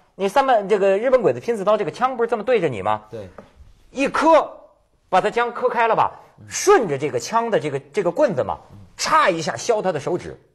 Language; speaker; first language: Chinese; native; Chinese